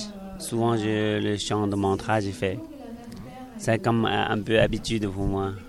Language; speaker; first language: French; non-native, learner; Tibetan